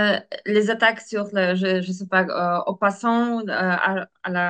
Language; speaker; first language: French; non-native, learner; Polish